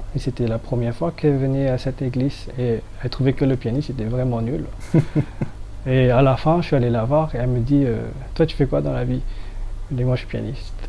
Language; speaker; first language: French; non-native, fluent; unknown